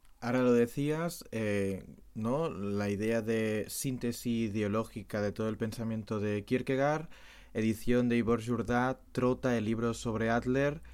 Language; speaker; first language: Spanish; non-native, local second language; Catalan